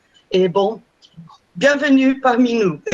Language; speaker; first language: French; non-native, fluent; Portuguese